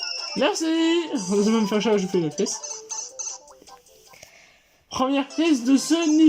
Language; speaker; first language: French; native; French